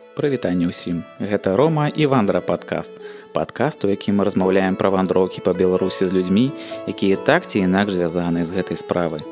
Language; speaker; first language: Belarusian; non-native, local second language; Russian